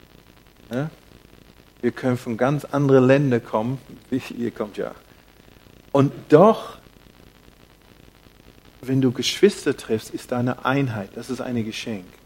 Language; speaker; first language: German; non-native, fluent; English